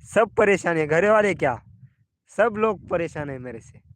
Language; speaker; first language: Hindi; non-native, local second language; Marathi